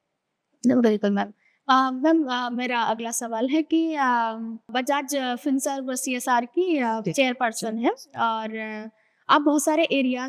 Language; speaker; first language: Hindi; native; Hindi